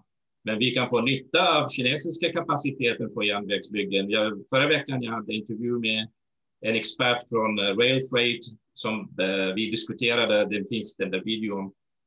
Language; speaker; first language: Swedish; non-native, fluent; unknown